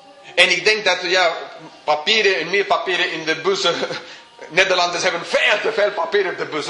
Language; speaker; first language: Dutch; non-native, fluent; English